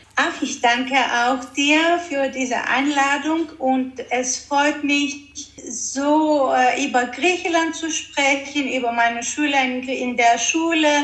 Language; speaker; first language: German; early bilingual, heritage; Greek